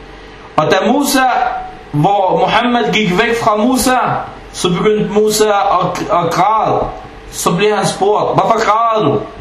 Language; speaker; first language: Danish; non-native, fluent; Arabic